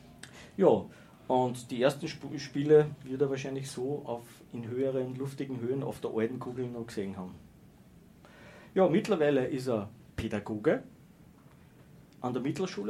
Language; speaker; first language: German; native; German